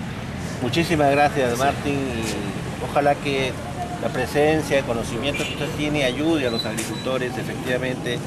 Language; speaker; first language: Spanish; native; Spanish